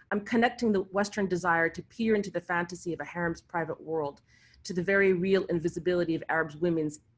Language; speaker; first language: English; early bilingual, other home language; Arabic